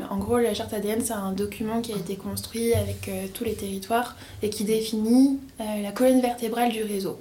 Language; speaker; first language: French; native; French